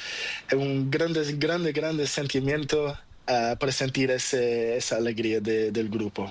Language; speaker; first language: Spanish; non-native, learner; Portuguese